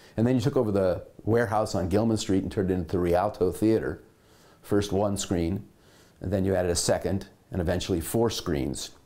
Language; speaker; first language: English; native; English